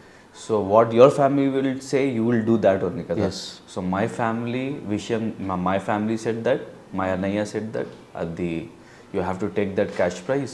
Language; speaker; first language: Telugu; non-native, learner; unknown